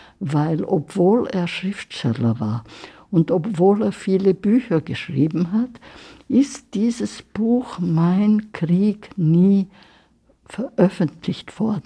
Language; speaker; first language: German; early bilingual, heritage; German